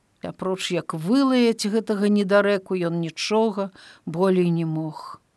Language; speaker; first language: Belarusian; native; Belarusian